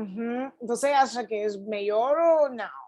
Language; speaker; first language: Portuguese; non-native, fluent; Spanish